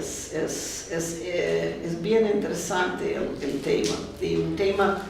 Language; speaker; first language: Spanish; non-native, fluent; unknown